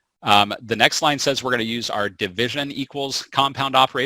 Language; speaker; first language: English; native; English